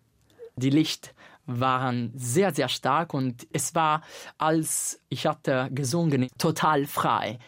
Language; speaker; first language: German; non-native, fluent; Italian